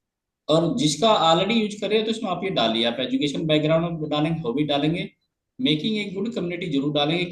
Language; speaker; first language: Hindi; native; Hindi